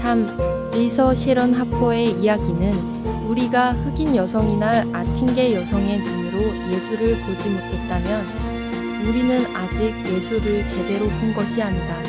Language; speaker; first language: Korean; non-native, fluent; Vietnamese